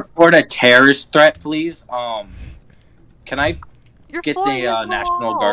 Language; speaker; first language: English; native; English